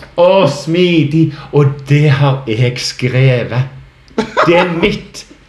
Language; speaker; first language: Norwegian; native; Norwegian